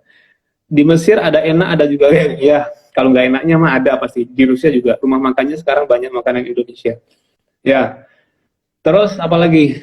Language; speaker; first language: Indonesian; non-native, local second language; Javanese